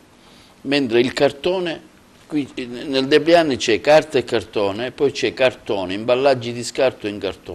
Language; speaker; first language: Italian; native; Italian